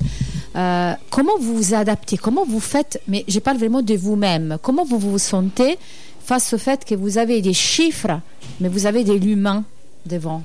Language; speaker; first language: French; native; French